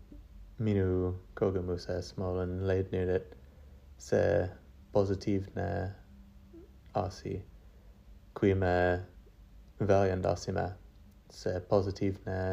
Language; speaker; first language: Estonian; non-native, learner; English